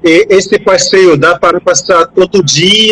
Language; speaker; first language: Portuguese; non-native, fluent; French